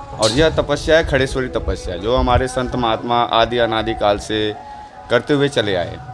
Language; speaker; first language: Hindi; native; Hindi